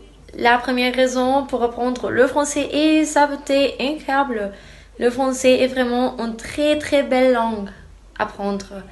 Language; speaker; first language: French; non-native, learner; German